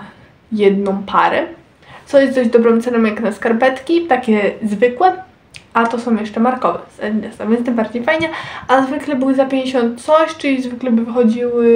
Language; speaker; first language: Polish; native; Polish